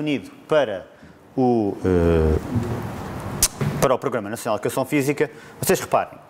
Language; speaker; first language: Portuguese; native; Portuguese